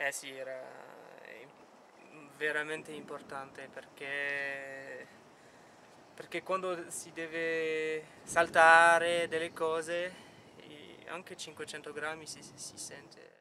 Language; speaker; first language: Italian; non-native, fluent; French